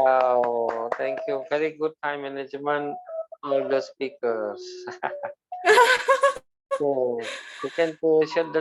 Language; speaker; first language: English; non-native, learner; Malay